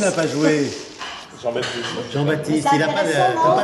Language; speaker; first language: French; native; French